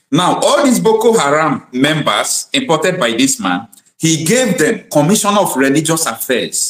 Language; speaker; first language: English; non-native, local second language; Igbo